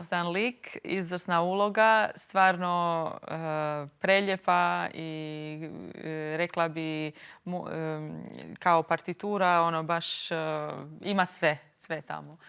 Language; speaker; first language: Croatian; non-native, local second language; Albanian